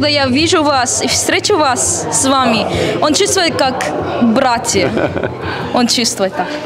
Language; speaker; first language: Russian; non-native, learner; Korean